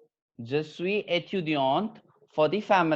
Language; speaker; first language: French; non-native, fluent; Hindi